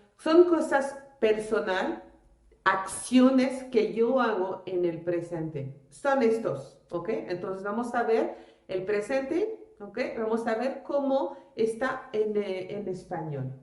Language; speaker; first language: Spanish; non-native, fluent; French